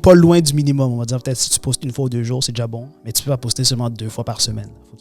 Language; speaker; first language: French; native; French